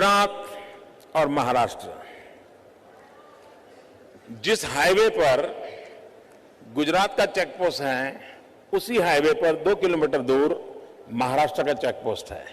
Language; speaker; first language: Hindi; non-native, local second language; Gujarati